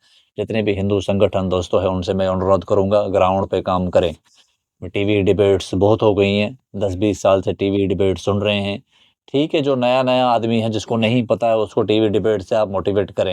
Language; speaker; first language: Hindi; native; Hindi